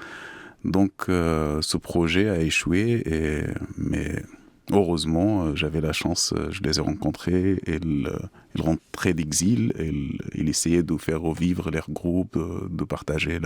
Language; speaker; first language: French; non-native, fluent; Arabic